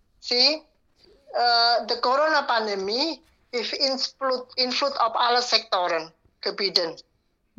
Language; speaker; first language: Dutch; non-native, learner; Indonesian